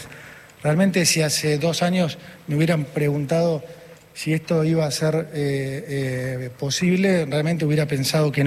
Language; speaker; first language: Spanish; native; Spanish